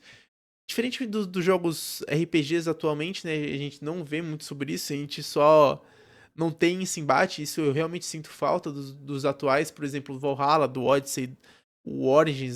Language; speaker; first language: Portuguese; native; Portuguese